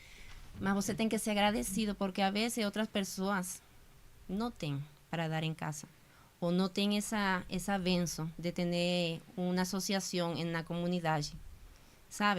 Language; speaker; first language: Portuguese; non-native, fluent; Spanish